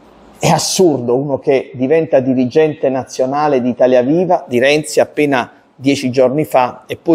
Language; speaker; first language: Italian; native; Italian